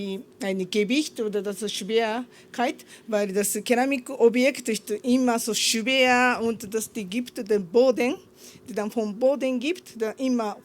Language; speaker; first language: German; non-native, learner; Japanese